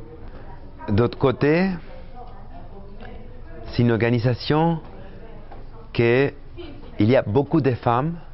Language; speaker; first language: French; non-native, fluent; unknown